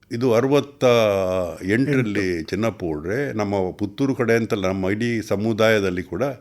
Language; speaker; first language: Kannada; non-native, local second language; Tulu